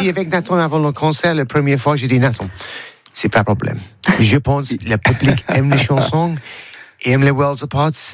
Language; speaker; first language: French; non-native, learner; English